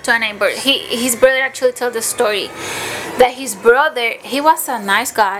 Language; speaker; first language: English; non-native, fluent; Spanish